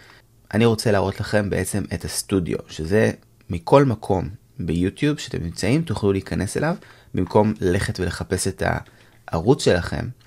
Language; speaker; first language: Hebrew; native; Hebrew